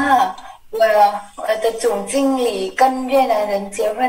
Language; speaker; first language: Chinese; non-native, learner; Vietnamese